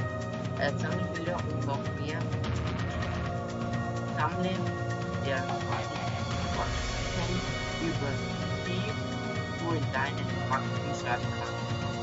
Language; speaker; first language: German; native; German